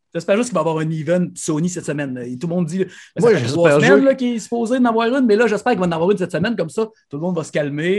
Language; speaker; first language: French; native; French